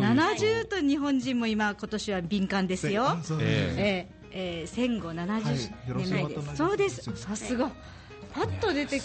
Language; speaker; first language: Japanese; native; Japanese